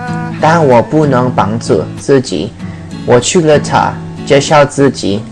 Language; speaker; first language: Chinese; non-native, learner; English